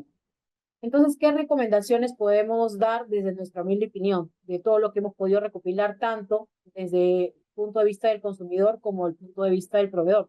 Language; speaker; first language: Spanish; native; Spanish